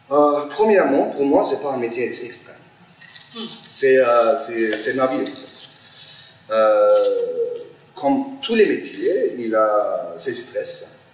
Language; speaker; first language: French; non-native, fluent; Turkish